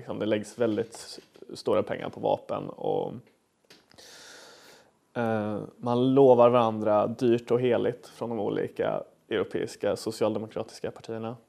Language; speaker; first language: Swedish; native; Swedish